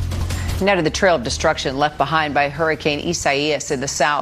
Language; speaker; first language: English; native; English